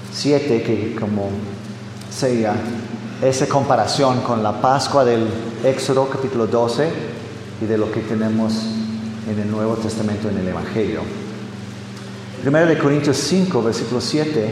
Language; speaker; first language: Spanish; non-native, fluent; English